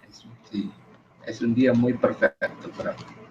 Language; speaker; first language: Spanish; non-native, learner; Indonesian